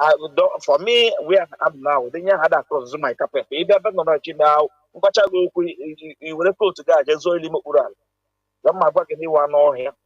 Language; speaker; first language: English; non-native, local second language; Igbo